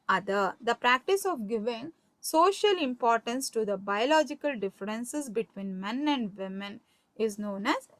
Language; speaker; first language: English; non-native, local second language; Kannada